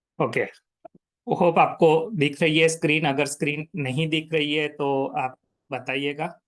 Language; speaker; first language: Hindi; non-native, local second language; Gujarati